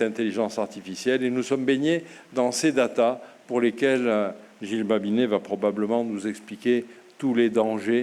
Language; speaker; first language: French; native; French